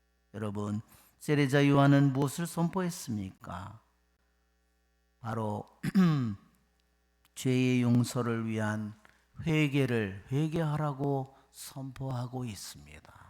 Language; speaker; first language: Korean; native; Korean